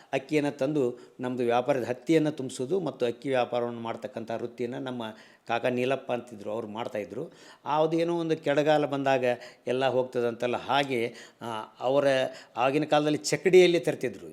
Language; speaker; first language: Kannada; native; Kannada